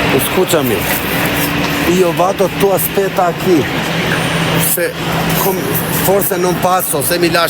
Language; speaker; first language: Italian; non-native, fluent; Albanian